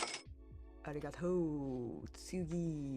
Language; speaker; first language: Japanese; non-native, learner; English